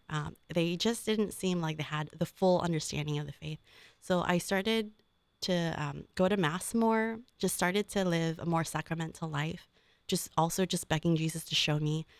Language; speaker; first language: English; native; English